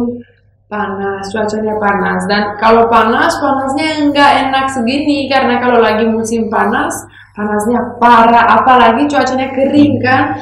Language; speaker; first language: Indonesian; non-native, fluent; Romanian